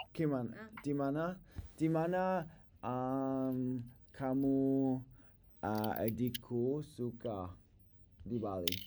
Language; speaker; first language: Indonesian; non-native, learner; English